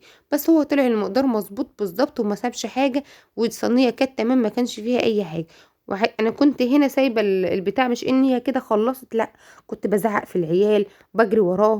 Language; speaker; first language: Arabic; native; Arabic